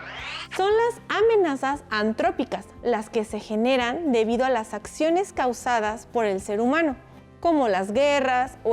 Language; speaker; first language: Spanish; native; Spanish